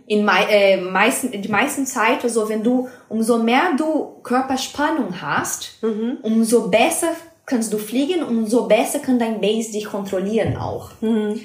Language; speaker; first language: German; non-native, fluent; Portuguese